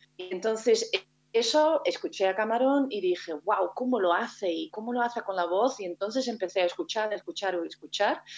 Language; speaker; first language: Spanish; non-native, fluent; Dutch